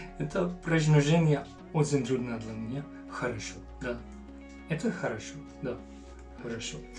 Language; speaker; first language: Russian; non-native, learner; Finnish